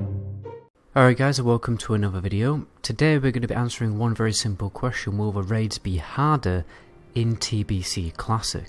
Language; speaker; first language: English; native; English